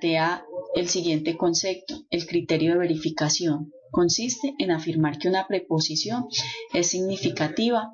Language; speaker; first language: Spanish; native; Spanish